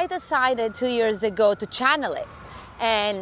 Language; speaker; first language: English; non-native, fluent; Italian